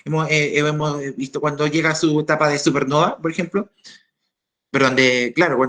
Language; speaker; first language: Spanish; native; Spanish